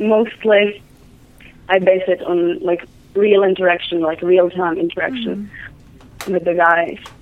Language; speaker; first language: English; non-native, fluent; Czech